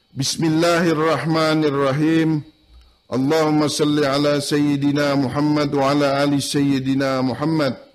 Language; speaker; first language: Indonesian; non-native, local second language; Banjar